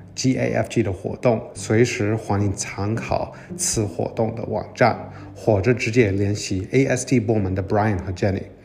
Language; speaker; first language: Chinese; native; Chinese